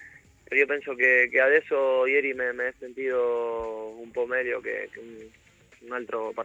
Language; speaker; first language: Italian; non-native, learner; Spanish